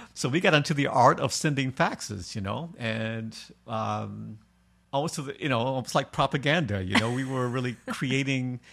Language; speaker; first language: English; native; English